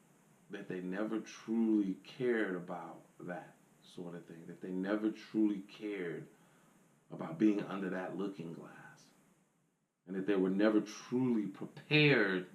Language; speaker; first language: English; native; English